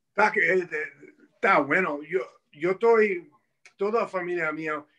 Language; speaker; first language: Spanish; early bilingual, heritage; Spanish